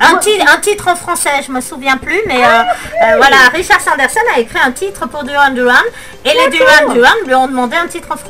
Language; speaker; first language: French; native; French